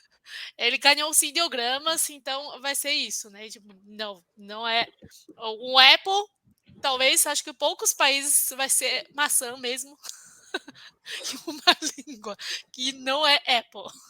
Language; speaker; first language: Portuguese; non-native, fluent; Chinese